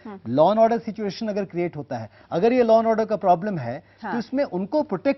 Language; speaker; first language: Hindi; native; Hindi